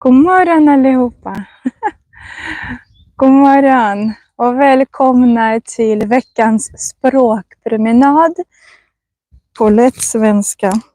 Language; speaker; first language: Swedish; non-native, fluent; Russian